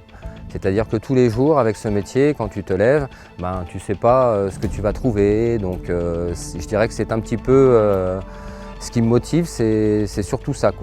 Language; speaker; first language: French; native; French